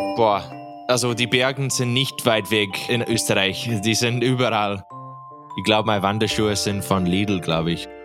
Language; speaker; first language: German; non-native, learner; English